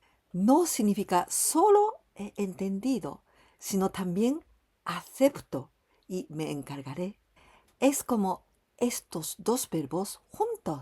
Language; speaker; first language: Spanish; non-native, fluent; Japanese